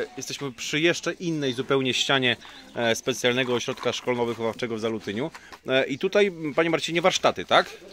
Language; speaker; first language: Polish; native; Polish